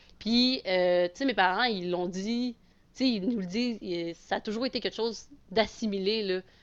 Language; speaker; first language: French; native; French